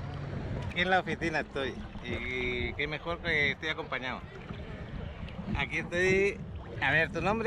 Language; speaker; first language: Spanish; native; Spanish